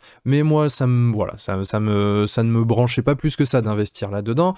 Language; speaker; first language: French; native; French